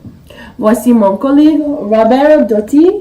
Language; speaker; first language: French; non-native, learner; English